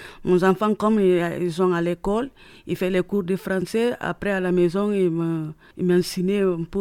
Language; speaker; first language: French; non-native, learner; Upper Guinea Crioulo